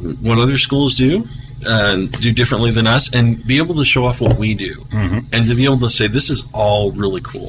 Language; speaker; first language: English; native; English